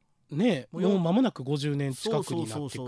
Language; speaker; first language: Japanese; native; Japanese